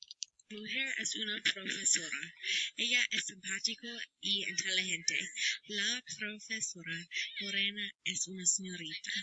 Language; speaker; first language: Spanish; non-native, learner; English